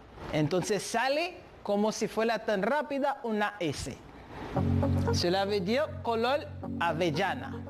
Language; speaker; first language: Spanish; non-native, fluent; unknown